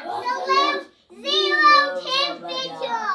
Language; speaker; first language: English; native; English